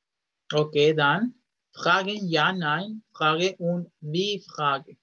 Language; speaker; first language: German; non-native, fluent; Spanish